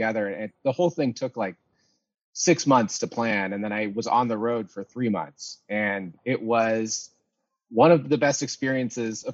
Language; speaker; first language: English; native; English